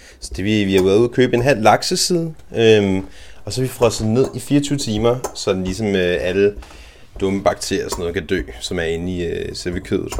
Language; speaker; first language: Danish; native; Danish